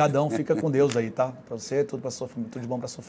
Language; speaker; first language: Portuguese; native; Portuguese